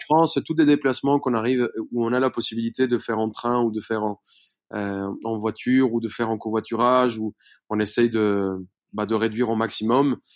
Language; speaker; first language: French; non-native, fluent; Spanish